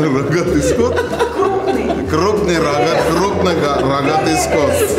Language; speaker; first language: Russian; non-native, learner; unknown